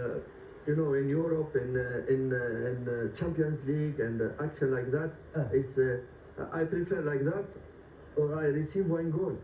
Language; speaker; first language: English; non-native, learner; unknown